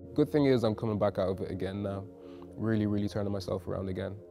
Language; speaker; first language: English; native; English